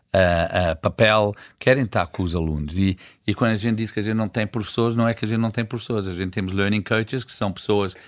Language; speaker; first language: Portuguese; early bilingual, heritage; Portuguese